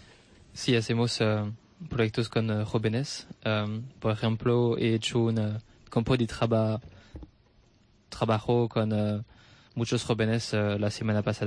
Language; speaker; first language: Spanish; non-native, learner; French